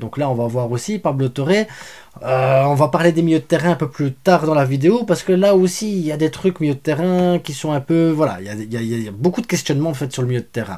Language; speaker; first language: French; native; French